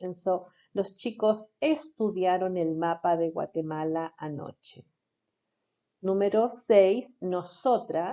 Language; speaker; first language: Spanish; non-native, fluent; English